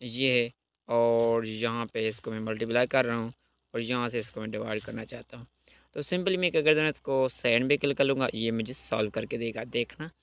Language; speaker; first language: Urdu; native; Urdu